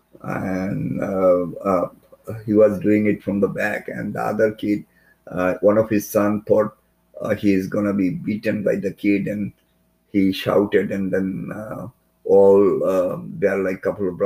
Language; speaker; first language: English; non-native, local second language; Bangla